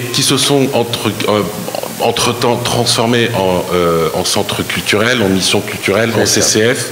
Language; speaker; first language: French; non-native, local second language; Arabic